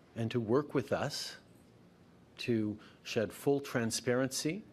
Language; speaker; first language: English; native; English